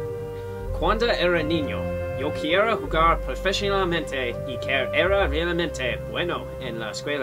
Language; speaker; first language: Spanish; non-native, learner; English